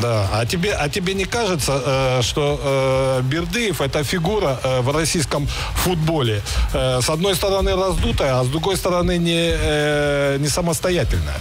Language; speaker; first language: Russian; native; Russian